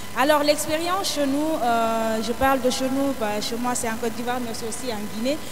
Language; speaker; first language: French; non-native, local second language; Fula